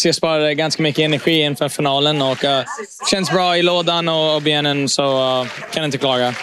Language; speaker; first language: Swedish; early bilingual, heritage; English